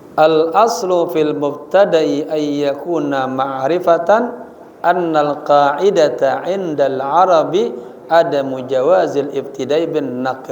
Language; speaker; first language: Arabic; non-native, fluent; Indonesian